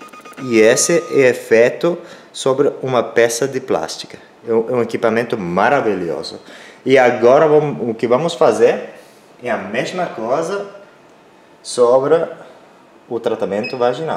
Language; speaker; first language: Portuguese; non-native, learner; Spanish